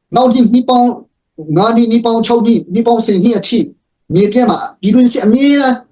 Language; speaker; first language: Burmese; non-native, local second language; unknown